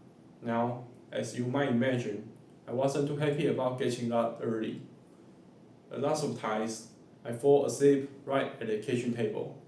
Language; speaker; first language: English; non-native, learner; Chinese